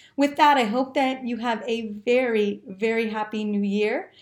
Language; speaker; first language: English; native; English